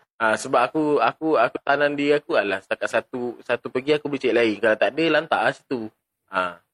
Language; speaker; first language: Malay; native; Malay